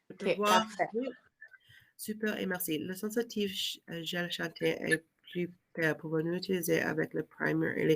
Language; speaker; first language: French; non-native, learner; English